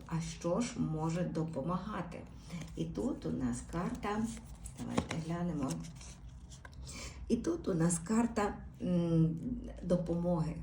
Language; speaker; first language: Ukrainian; native; Ukrainian